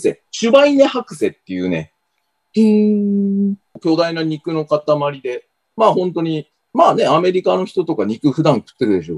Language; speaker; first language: Japanese; native; Japanese